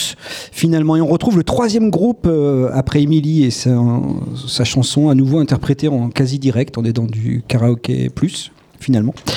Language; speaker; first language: French; native; French